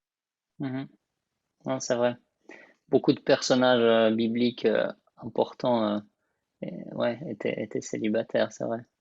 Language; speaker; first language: French; native; French